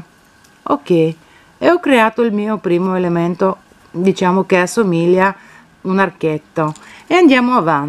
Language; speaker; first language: Italian; non-native, fluent; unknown